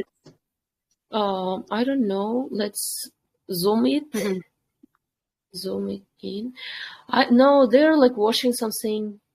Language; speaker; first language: English; non-native, fluent; Kyrgyz